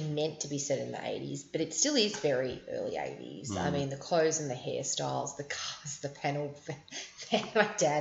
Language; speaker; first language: English; native; English